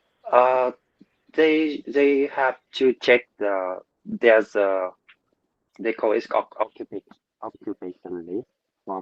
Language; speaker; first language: English; non-native, learner; Vietnamese